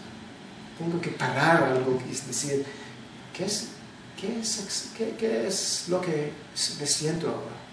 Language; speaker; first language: Spanish; non-native, fluent; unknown